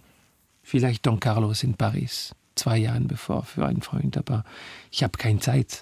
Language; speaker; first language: German; non-native, learner; French